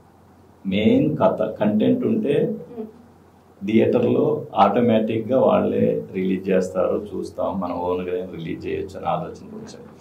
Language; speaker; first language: Telugu; native; Telugu